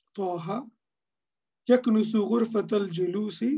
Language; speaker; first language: Arabic; non-native, learner; Urdu